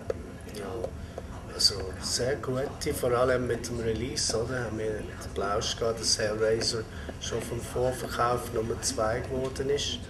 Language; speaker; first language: German; non-native, fluent; Maltese